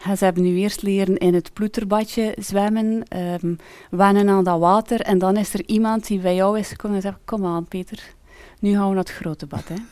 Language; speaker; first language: Dutch; native; Dutch